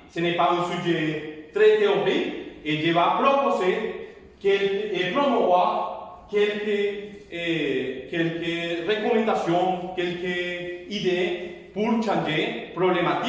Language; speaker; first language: French; non-native, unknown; Spanish